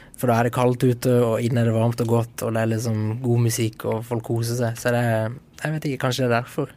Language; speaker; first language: Norwegian; early bilingual, other home language; Spanish